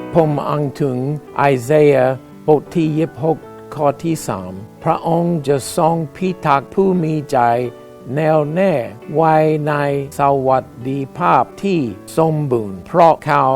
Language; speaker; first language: Thai; non-native, fluent; English